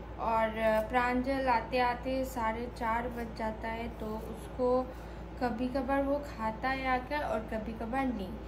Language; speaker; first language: Hindi; non-native, local second language; Bangla